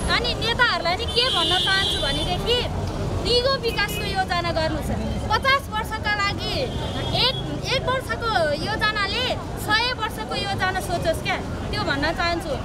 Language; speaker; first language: Nepali; native; Nepali